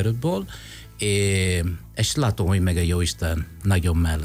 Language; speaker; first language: Hungarian; non-native, fluent; Italian